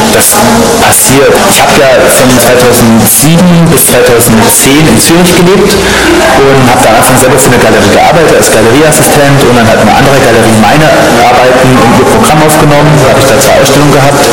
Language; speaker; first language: German; native; German